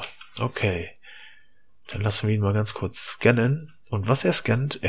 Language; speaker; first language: German; native; German